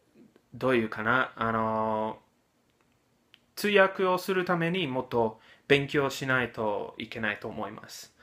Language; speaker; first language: Japanese; non-native, fluent; English